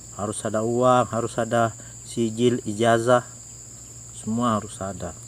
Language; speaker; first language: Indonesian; native; Indonesian